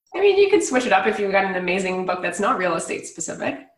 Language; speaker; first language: English; native; English